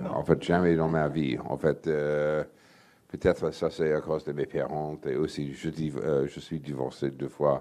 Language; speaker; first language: French; non-native, fluent; English